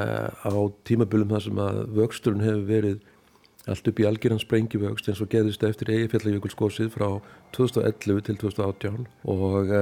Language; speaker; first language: Icelandic; native; Icelandic